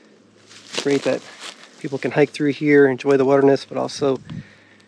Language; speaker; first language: English; native; English